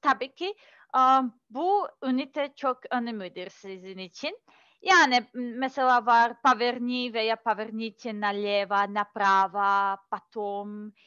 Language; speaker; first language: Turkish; non-native, learner; Russian